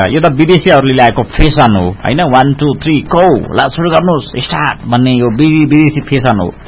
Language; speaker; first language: Nepali; non-native, local second language; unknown